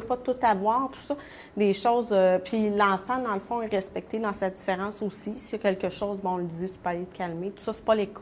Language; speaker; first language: French; native; French